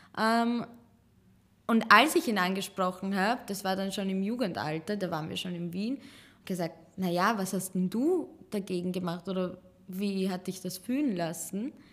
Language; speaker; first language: German; early bilingual, other home language; Serbian